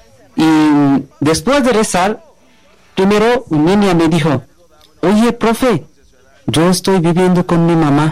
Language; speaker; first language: Spanish; non-native, learner; Bangla